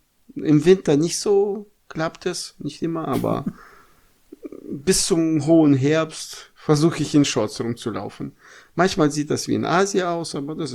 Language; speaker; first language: German; non-native, fluent; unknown